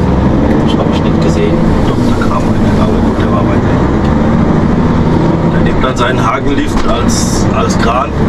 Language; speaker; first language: German; native; German